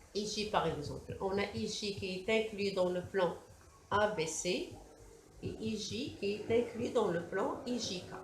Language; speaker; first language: French; non-native, local second language; Arabic